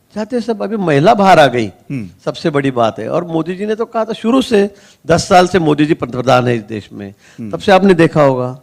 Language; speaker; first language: Hindi; non-native, local second language; Marathi